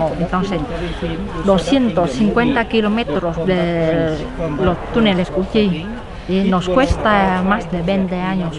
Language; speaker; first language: Spanish; non-native, fluent; Vietnamese